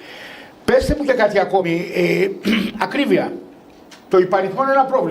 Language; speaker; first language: Greek; native; Greek